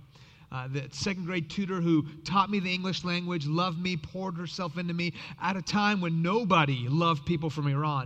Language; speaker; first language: English; early bilingual, other home language; Persian